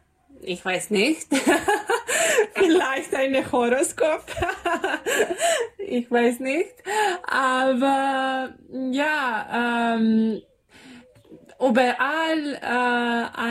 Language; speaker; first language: German; non-native, learner; Serbian